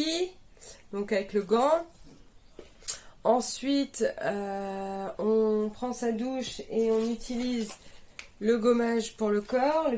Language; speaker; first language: French; native; French